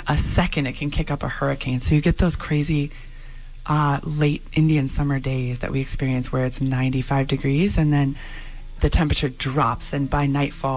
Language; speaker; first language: English; native; English